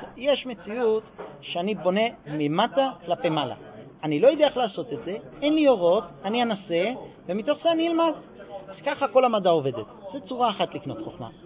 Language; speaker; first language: Hebrew; non-native, fluent; English